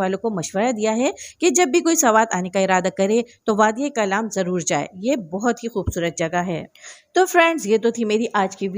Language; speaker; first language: Urdu; native; Urdu